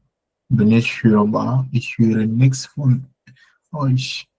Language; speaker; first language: German; non-native, fluent; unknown